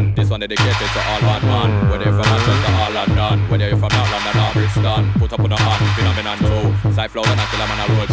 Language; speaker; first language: English; native; English